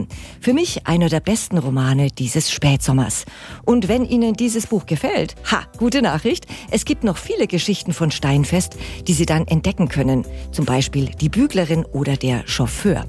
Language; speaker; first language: German; native; German